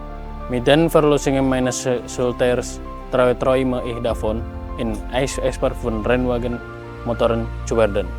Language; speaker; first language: German; non-native, learner; Indonesian